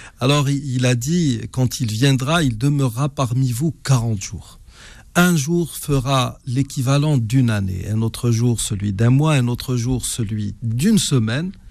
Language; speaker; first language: French; non-native, local second language; Arabic